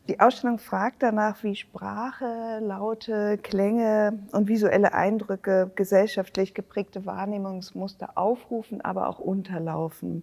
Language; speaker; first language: German; native; German